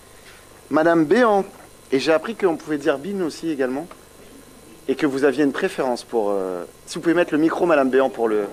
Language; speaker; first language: French; native; French